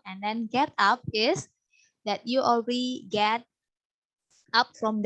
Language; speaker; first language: English; non-native, fluent; Indonesian